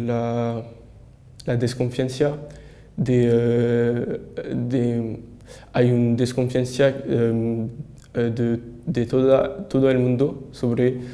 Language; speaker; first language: Spanish; non-native, learner; French